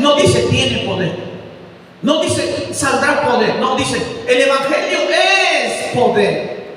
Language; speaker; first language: Spanish; native; Spanish